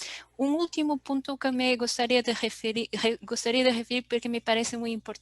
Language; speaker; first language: Spanish; non-native, fluent; Portuguese